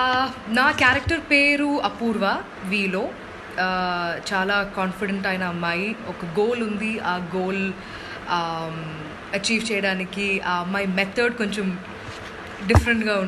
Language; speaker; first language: Telugu; non-native, fluent; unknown